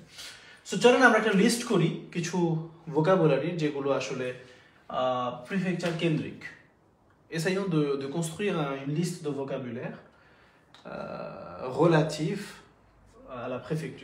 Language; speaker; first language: French; non-native, fluent; Bangla